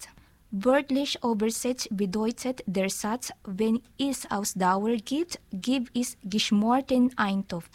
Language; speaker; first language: German; non-native, learner; Filipino